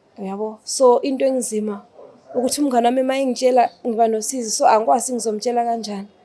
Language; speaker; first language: Zulu; non-native, fluent; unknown